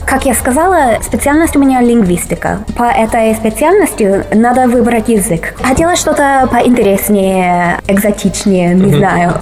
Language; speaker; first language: Russian; non-native, fluent; English